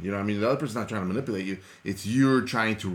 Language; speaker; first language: English; early bilingual, other home language; Spanish